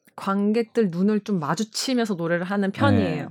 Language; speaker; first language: Korean; native; Korean